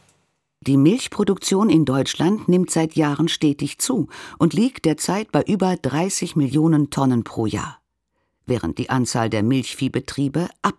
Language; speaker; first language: German; native; German